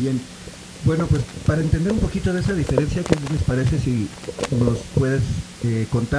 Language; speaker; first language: Spanish; native; Spanish